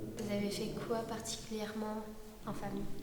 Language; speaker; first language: French; native; French